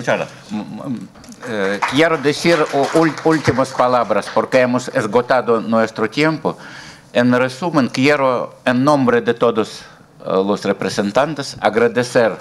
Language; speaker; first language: Spanish; non-native, fluent; Russian